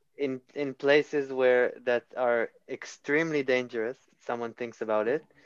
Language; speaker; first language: English; non-native, fluent; Hebrew